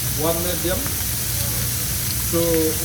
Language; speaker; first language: English; non-native, learner; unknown